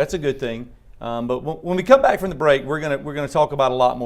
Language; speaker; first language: English; native; English